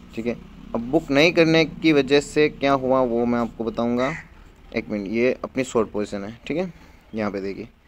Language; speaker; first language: Hindi; native; Hindi